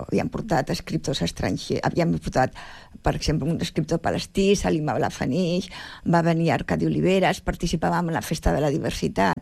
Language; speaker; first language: Catalan; native; Catalan